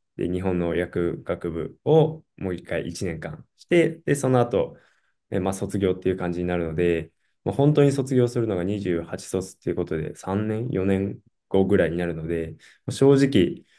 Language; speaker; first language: Japanese; native; Japanese